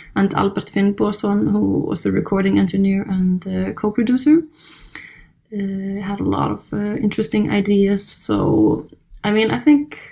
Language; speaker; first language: English; non-native, fluent; Icelandic